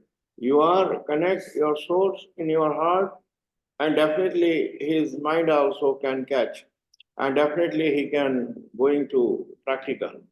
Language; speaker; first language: English; non-native, learner; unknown